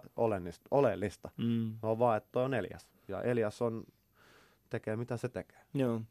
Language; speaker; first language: Finnish; native; Finnish